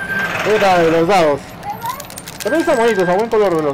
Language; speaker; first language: Spanish; native; Spanish